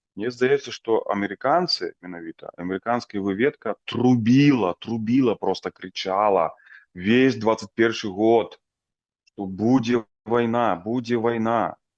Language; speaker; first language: Belarusian; native; Belarusian